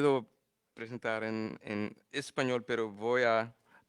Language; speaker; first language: Spanish; non-native, learner; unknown